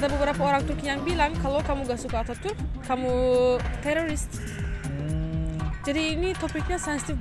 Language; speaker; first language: Indonesian; non-native, fluent; Turkish